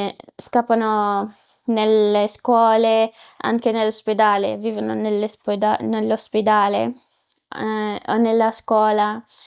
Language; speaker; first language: Italian; non-native, learner; Arabic